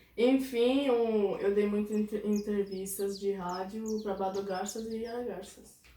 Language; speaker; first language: Portuguese; non-native, fluent; Italian